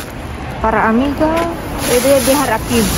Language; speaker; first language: Spanish; non-native, learner; Filipino